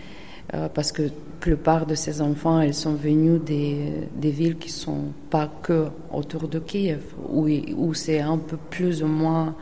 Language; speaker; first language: French; non-native, fluent; Ukrainian